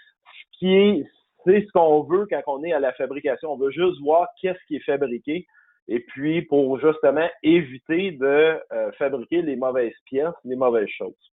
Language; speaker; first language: French; native; French